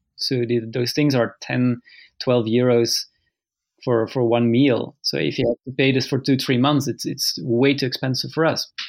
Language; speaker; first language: English; non-native, fluent; Dutch